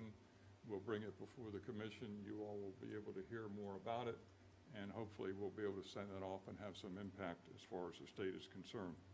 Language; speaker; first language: English; native; English